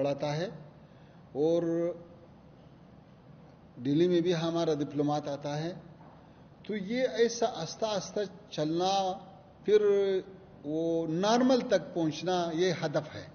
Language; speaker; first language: Hindi; non-native, learner; Pashto